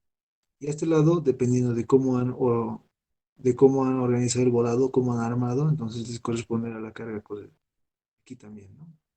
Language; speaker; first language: Spanish; native; Spanish